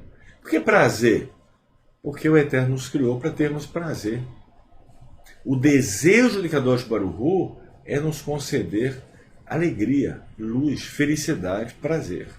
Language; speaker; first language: Portuguese; native; Portuguese